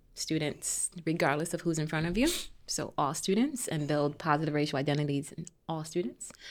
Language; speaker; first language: English; native; English